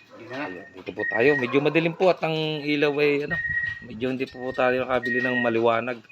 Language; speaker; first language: Filipino; native; Filipino